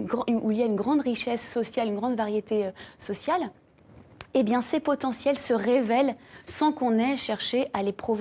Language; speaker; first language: French; native; French